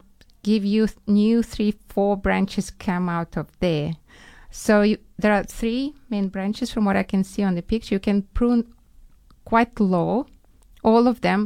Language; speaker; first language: English; non-native, fluent; Ukrainian